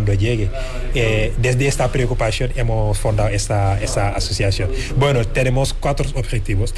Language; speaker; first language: Spanish; non-native, fluent; Wolof